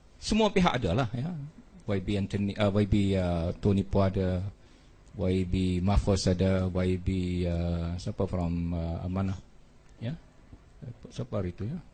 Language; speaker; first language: Malay; native; Malay